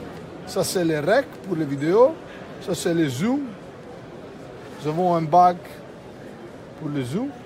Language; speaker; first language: French; non-native, fluent; Italian